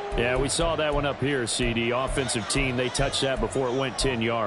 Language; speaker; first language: English; native; English